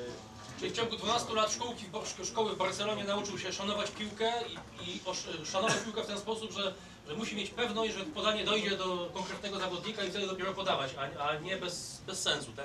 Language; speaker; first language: Polish; native; Polish